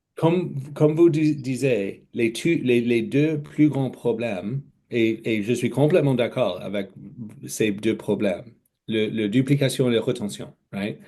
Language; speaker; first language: French; non-native, fluent; English